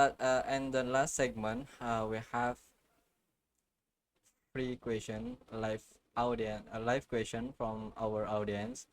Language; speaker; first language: English; non-native, learner; Indonesian